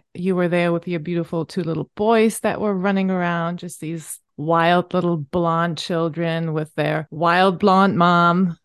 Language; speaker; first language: English; non-native, fluent; German